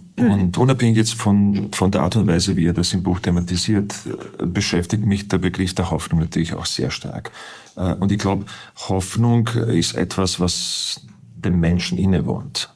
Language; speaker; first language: German; non-native, fluent; Bosnian